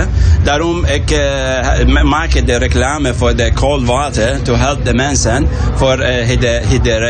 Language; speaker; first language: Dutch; non-native, learner; Persian